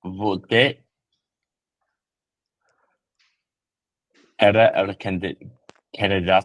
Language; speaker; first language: Spanish; non-native, learner; English